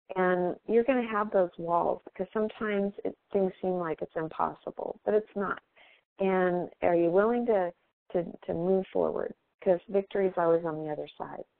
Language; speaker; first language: English; native; English